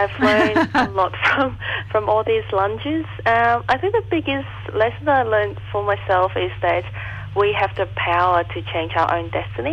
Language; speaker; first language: English; non-native, local second language; Cantonese